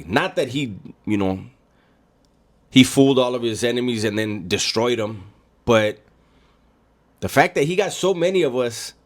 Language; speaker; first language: English; native; English